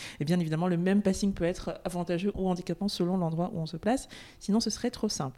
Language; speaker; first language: French; native; French